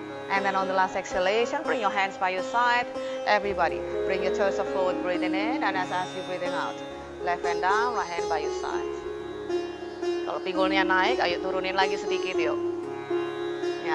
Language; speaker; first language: English; non-native, fluent; Indonesian